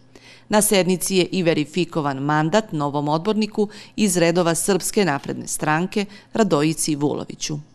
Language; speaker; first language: Serbian; native; Serbian